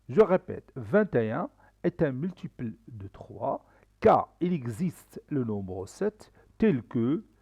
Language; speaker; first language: French; non-native, local second language; Arabic